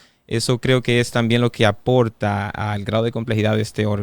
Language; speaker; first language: Spanish; native; Spanish